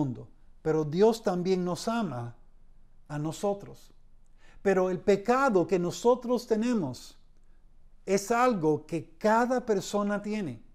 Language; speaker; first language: Spanish; early bilingual, heritage; Spanish